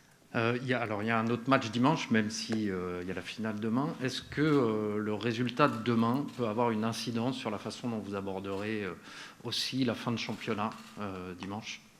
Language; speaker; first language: French; native; French